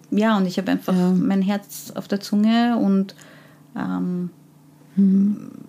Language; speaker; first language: German; early bilingual, other home language; Persian